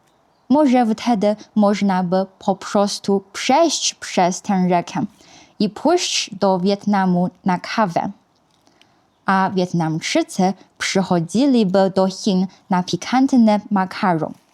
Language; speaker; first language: Polish; non-native, fluent; Chinese